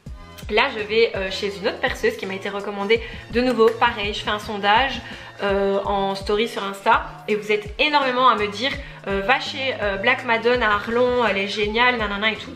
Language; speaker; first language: French; native; French